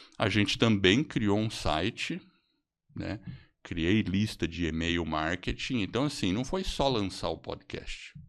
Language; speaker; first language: Portuguese; native; Portuguese